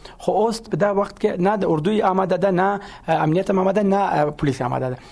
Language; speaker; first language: Pashto; non-native, local second language; Persian